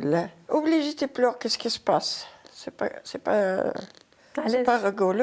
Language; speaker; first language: French; non-native, learner; Arabic